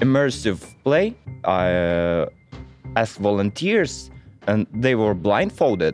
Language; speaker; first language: English; non-native, fluent; Russian